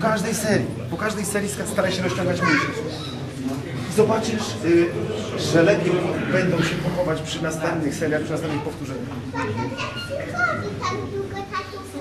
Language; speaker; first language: Polish; native; Polish